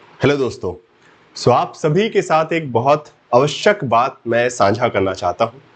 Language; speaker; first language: Hindi; native; Hindi